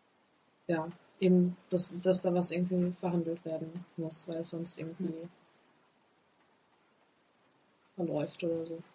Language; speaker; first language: German; native; German